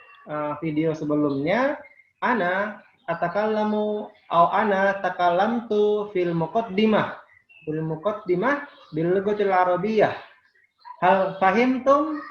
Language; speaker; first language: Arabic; non-native, fluent; Indonesian